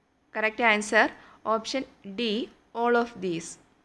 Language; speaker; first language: English; non-native, local second language; Malayalam